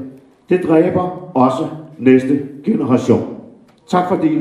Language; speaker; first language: Danish; native; Danish